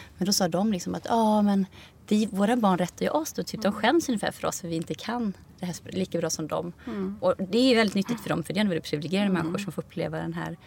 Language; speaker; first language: Swedish; early bilingual, other home language; Icelandic